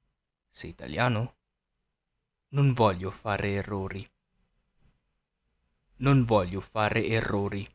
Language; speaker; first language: Italian; non-native, fluent; Filipino